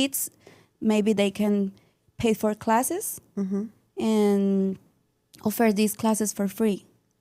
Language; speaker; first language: English; non-native, learner; Spanish